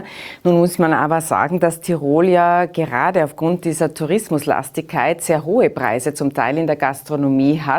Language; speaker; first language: German; native; German